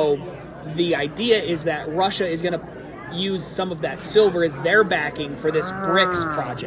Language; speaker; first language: English; native; English